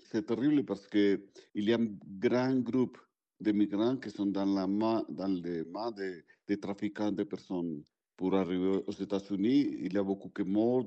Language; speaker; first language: French; non-native, fluent; Spanish